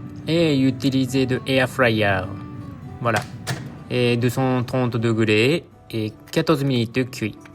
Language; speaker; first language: French; non-native, learner; Japanese